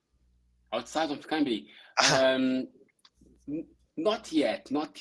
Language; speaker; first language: English; non-native, learner; Portuguese